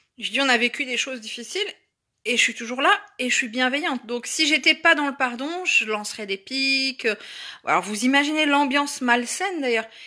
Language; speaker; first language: French; native; French